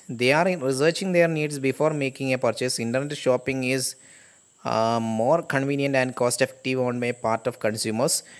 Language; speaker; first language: English; non-native, local second language; Malayalam